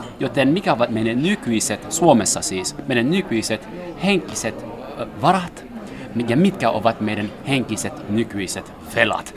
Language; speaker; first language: Finnish; non-native, fluent; French